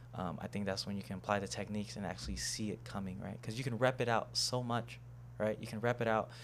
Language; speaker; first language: English; native; English